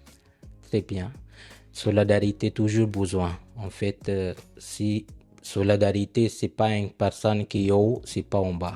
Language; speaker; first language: French; non-native, learner; Punjabi